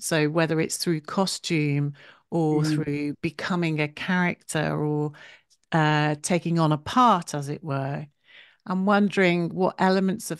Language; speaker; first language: English; native; English